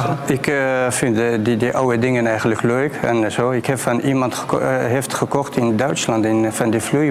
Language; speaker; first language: Dutch; non-native, learner; Persian